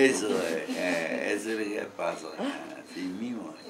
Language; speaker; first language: Spanish; non-native, local second language; Guarani